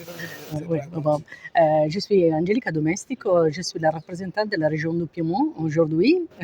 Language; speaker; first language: French; non-native, fluent; Italian